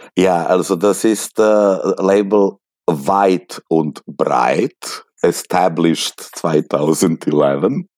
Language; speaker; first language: German; non-native, fluent; Serbian